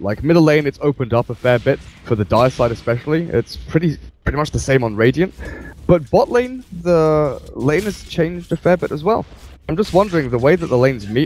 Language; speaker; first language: English; native; English